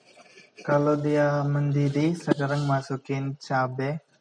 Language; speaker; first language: Indonesian; non-native, fluent; Bangla